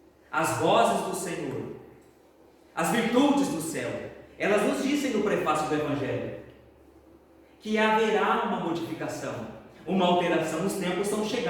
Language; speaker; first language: Portuguese; native; Portuguese